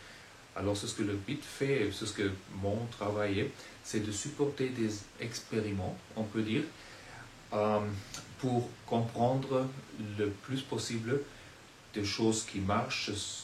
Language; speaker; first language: French; non-native, fluent; German